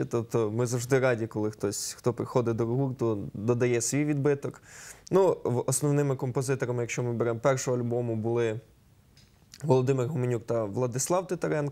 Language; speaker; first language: Ukrainian; native; Ukrainian